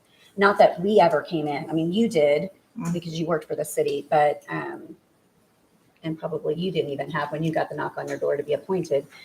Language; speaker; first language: English; native; English